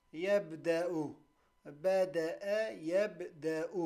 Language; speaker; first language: Arabic; non-native, fluent; Turkish